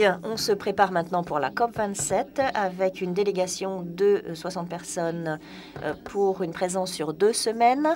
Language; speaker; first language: French; non-native, fluent; Polish